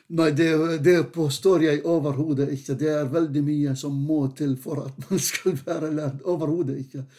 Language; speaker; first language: Norwegian; non-native, fluent; Arabic